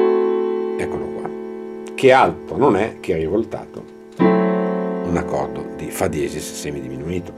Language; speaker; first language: Italian; native; Italian